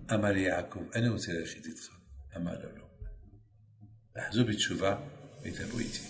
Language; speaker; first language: Hebrew; non-native, fluent; French